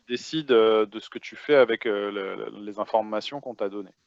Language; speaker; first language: French; native; French